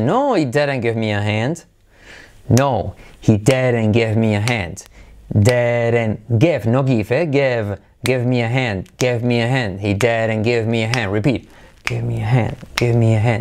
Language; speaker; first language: English; non-native, fluent; Spanish